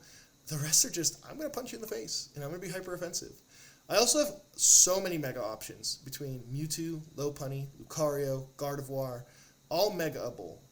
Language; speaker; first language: English; native; English